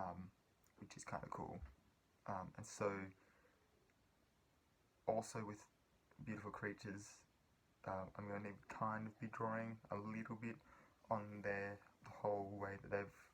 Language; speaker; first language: English; native; English